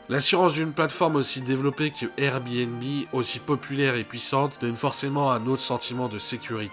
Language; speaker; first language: French; native; French